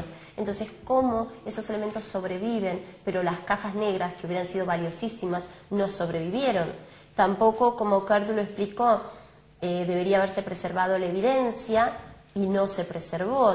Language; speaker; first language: Spanish; native; Spanish